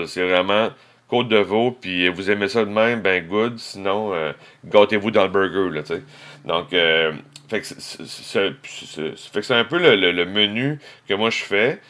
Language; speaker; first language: French; native; French